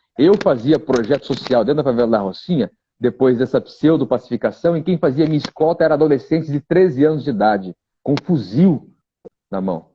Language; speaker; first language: Portuguese; native; Portuguese